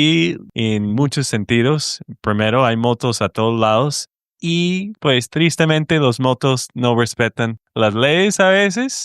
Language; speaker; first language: Spanish; non-native, fluent; English